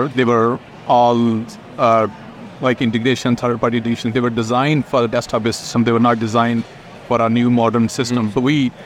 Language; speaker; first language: English; non-native, local second language; Urdu